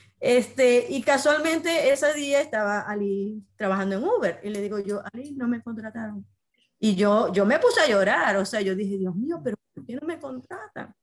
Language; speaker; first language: Spanish; native; Spanish